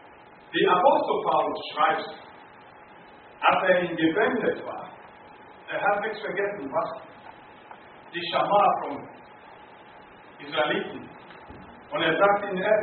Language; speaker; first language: German; non-native, learner; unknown